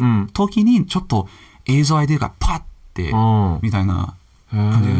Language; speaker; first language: Japanese; non-native, learner; English